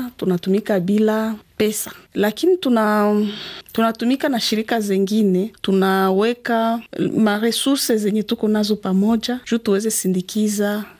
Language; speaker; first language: Swahili; native; Swahili